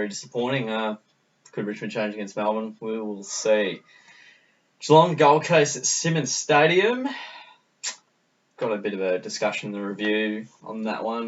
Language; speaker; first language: English; native; English